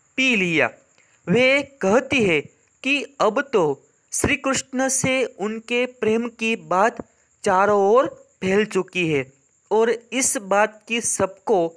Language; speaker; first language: Hindi; non-native, local second language; Gujarati